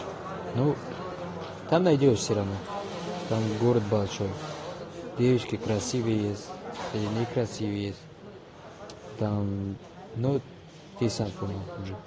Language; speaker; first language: Russian; non-native, learner; Tajik